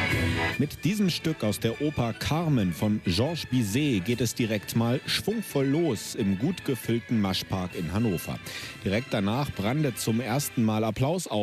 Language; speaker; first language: German; native; German